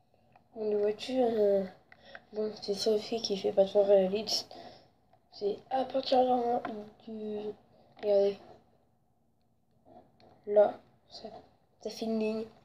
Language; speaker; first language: French; native; French